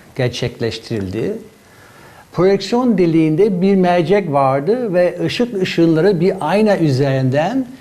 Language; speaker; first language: Turkish; non-native, fluent; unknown